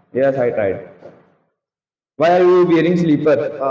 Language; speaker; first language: English; non-native, learner; Hindi